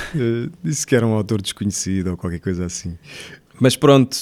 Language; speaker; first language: Portuguese; native; Portuguese